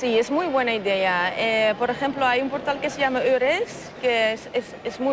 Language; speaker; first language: Spanish; non-native, fluent; Dutch